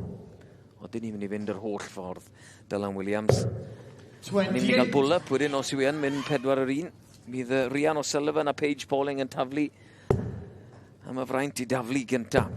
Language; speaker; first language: Welsh; native; Welsh